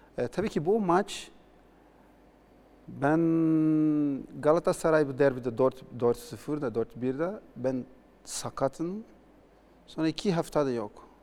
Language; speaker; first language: Turkish; non-native, learner; Portuguese